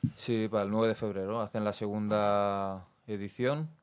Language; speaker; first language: Spanish; native; Spanish